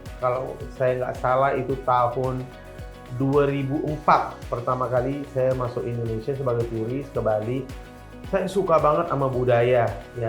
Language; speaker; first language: Indonesian; non-native, fluent; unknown